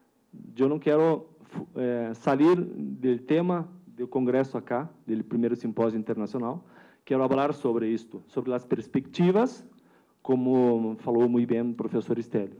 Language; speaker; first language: Spanish; non-native, learner; Portuguese